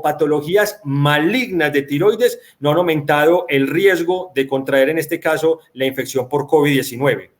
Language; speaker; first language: Spanish; native; Spanish